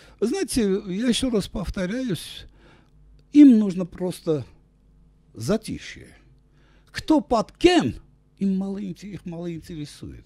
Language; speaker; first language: Russian; non-native, local second language; Armenian